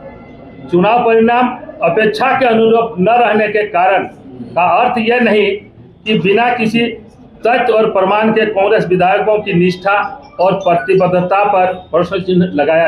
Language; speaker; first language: Hindi; native; Hindi